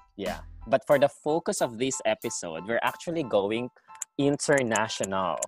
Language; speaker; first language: English; non-native, local second language; Filipino